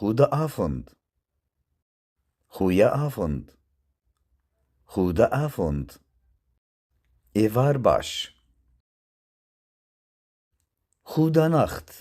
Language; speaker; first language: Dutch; non-native, learner; Kurdish